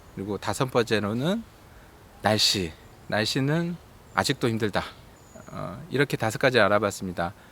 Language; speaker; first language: Korean; native; Korean